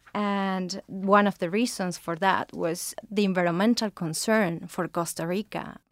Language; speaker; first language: English; non-native, fluent; Spanish